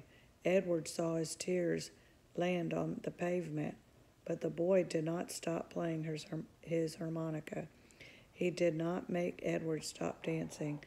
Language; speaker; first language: English; native; English